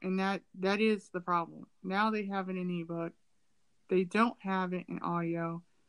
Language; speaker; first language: English; native; English